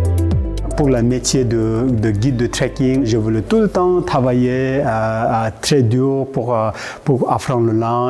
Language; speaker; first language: French; non-native, fluent; Sherpa